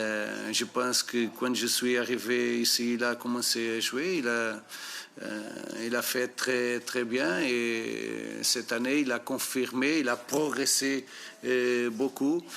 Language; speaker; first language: French; non-native, fluent; Portuguese